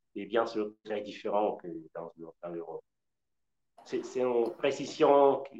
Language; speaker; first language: French; non-native, learner; Spanish